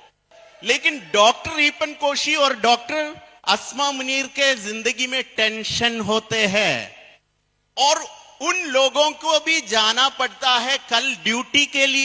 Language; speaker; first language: Hindi; non-native, fluent; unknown